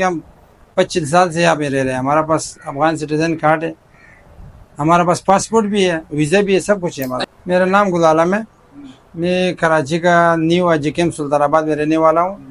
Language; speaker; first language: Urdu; non-native, fluent; Pashto